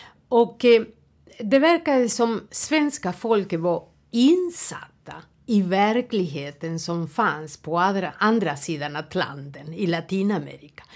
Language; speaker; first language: Swedish; non-native, fluent; Spanish